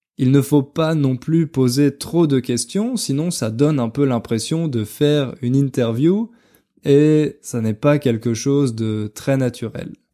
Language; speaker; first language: French; native; French